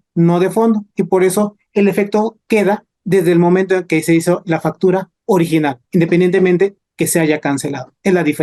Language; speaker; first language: Spanish; native; Spanish